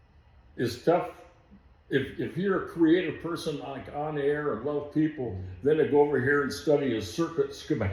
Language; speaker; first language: English; native; English